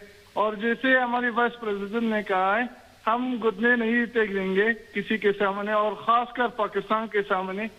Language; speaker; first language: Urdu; non-native, fluent; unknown